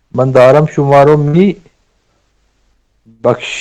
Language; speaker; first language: Persian; non-native, learner; Urdu